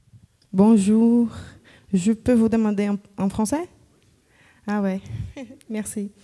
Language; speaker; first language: French; non-native, fluent; Portuguese